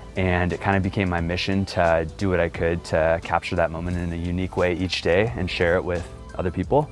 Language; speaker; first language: English; native; English